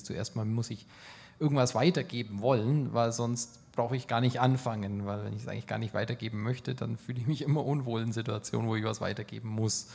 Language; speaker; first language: German; native; German